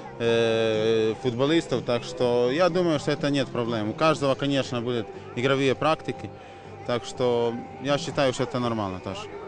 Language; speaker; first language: Russian; non-native, fluent; Croatian